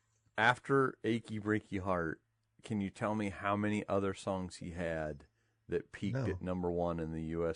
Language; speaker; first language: English; native; English